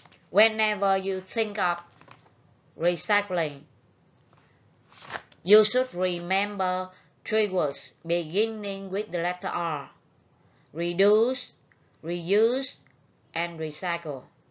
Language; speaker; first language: English; non-native, fluent; Vietnamese